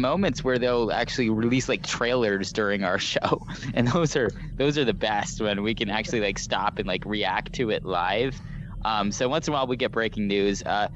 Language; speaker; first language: English; native; English